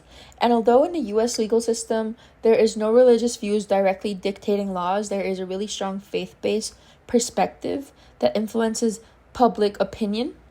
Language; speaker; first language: English; non-native, fluent; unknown